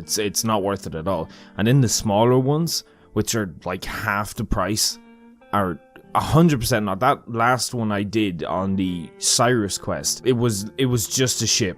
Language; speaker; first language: English; native; English